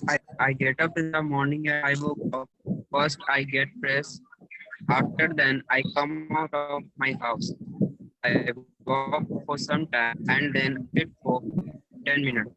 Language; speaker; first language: English; non-native, learner; Hindi